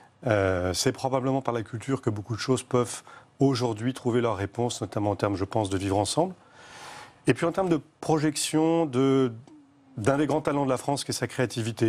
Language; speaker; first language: French; native; French